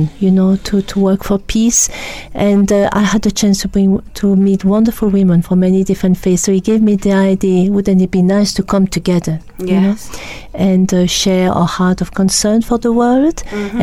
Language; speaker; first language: English; non-native, fluent; French